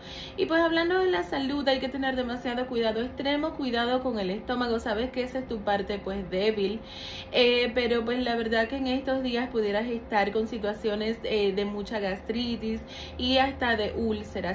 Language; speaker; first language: Spanish; native; Spanish